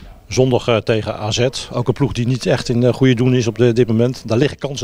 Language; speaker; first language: Dutch; native; Dutch